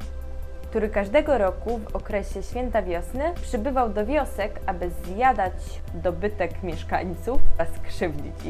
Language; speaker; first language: Polish; native; Polish